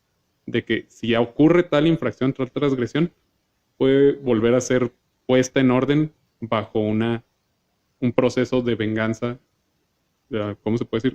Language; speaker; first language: Spanish; native; Spanish